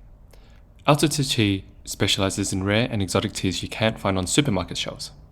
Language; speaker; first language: English; native; English